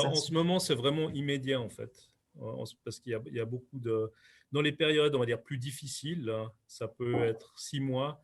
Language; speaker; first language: French; native; French